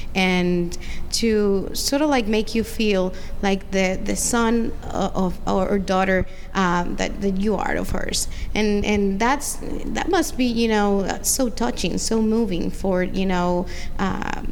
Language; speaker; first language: English; non-native, fluent; Spanish